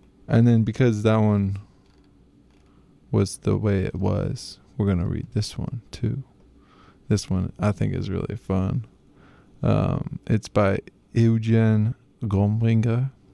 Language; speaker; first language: English; native; English